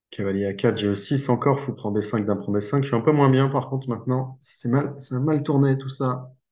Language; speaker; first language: French; native; French